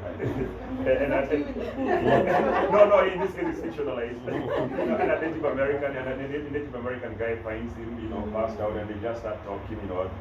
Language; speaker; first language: English; non-native, local second language; Kikuyu